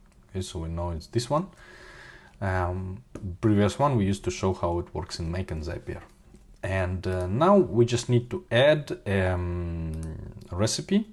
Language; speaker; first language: English; non-native, fluent; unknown